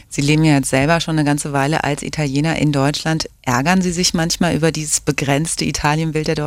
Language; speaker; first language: German; native; German